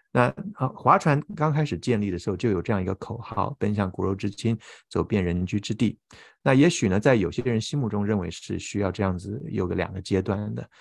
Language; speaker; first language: Chinese; native; Chinese